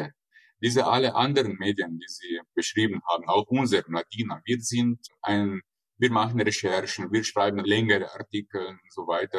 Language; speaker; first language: German; non-native, fluent; Slovenian